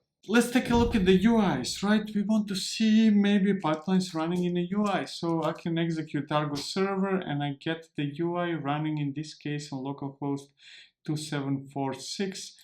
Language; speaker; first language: English; non-native, fluent; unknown